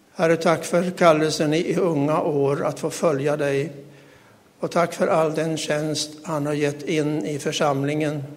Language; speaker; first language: Swedish; native; Swedish